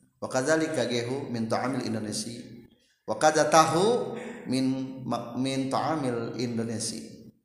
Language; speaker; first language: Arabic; non-native, fluent; Indonesian